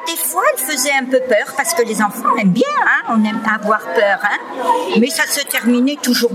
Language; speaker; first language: French; native; French